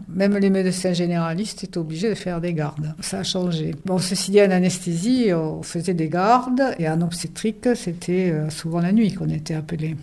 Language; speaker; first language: French; native; French